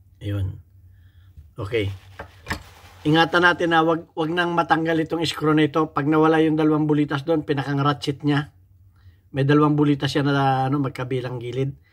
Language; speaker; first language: Filipino; native; Filipino